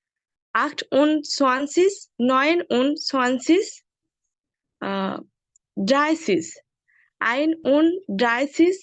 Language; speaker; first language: German; non-native, learner; Bangla